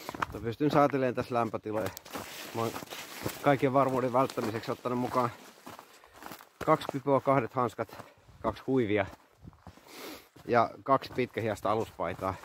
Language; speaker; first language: Finnish; native; Finnish